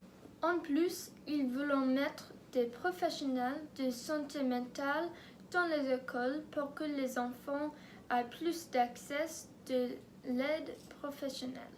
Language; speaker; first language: French; non-native, learner; English